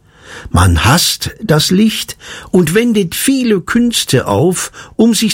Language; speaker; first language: German; native; German